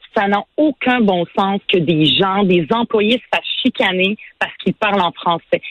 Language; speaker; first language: French; early bilingual, other home language; Arabic